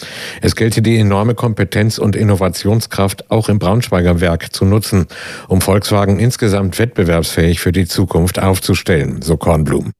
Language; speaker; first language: German; native; German